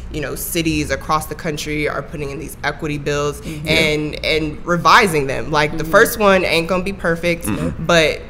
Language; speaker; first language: English; native; English